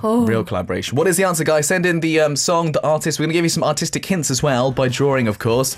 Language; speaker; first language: English; native; English